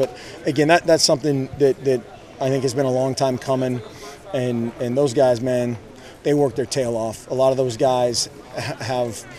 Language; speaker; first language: English; native; English